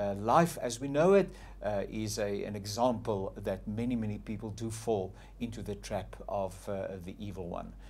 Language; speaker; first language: English; non-native, local second language; Afrikaans